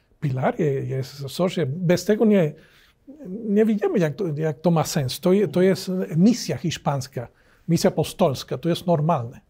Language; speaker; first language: Polish; non-native, learner; Spanish